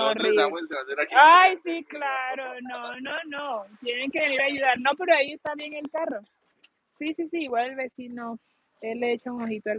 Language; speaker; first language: Spanish; native; Spanish